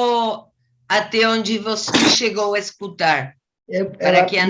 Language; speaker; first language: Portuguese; non-native, learner; Spanish